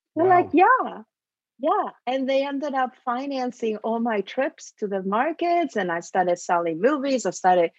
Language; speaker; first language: English; early bilingual, other home language; Italian